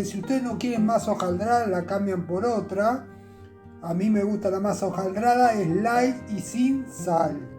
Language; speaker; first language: Spanish; native; Spanish